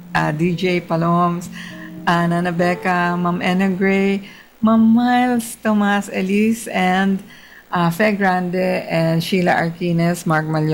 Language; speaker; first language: English; non-native, local second language; Filipino